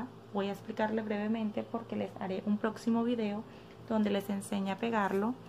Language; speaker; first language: Spanish; native; Spanish